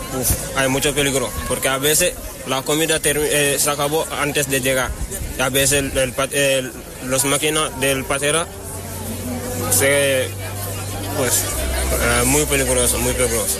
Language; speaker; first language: Spanish; non-native, learner; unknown